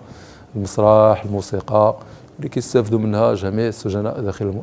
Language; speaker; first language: Arabic; native; Arabic